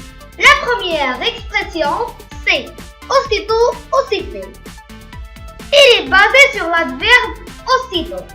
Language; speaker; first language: French; non-native, local second language; Arabic